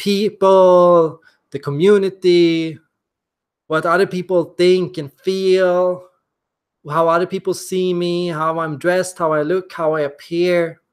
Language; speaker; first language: English; non-native, fluent; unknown